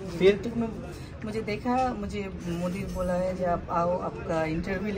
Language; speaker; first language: Hindi; non-native, learner; Bangla